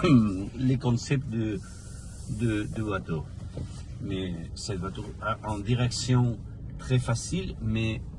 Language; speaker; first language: French; non-native, learner; Spanish